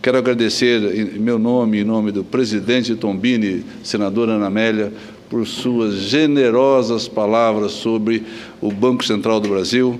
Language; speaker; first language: Portuguese; native; Portuguese